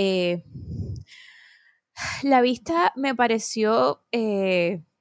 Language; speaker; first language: Spanish; native; Spanish